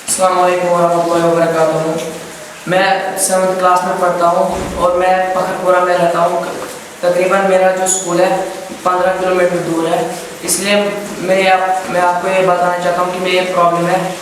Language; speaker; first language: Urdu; non-native, local second language; Kashmiri